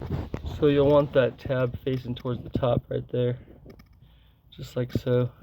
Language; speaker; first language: English; native; English